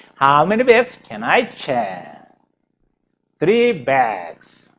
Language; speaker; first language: English; non-native, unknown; Korean